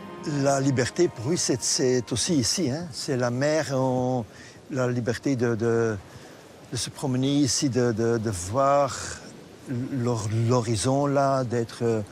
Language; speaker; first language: French; non-native, local second language; Dutch